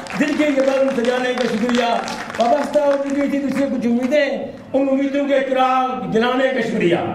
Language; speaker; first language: Urdu; non-native, local second language; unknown